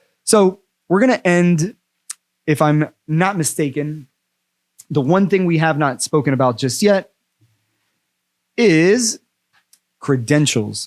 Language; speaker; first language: English; native; English